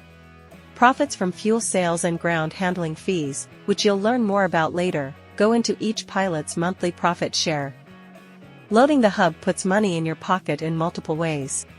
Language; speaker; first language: English; native; English